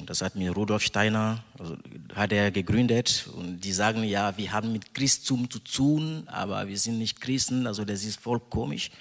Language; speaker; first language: German; non-native, fluent; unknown